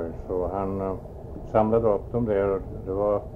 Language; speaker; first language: Swedish; early bilingual, heritage; Swedish